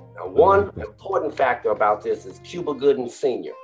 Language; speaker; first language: English; native; English